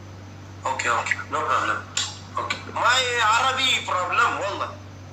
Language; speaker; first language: Arabic; non-native, learner; Pashto